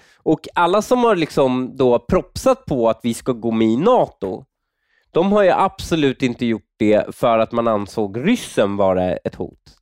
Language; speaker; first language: Swedish; native; Swedish